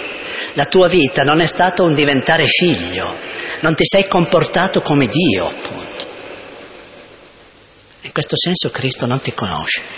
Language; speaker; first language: Italian; native; Italian